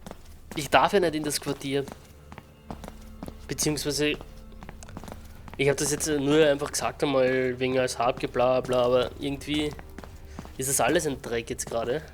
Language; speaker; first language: German; native; German